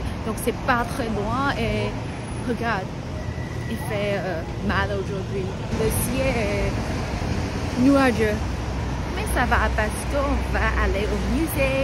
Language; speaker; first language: French; non-native, learner; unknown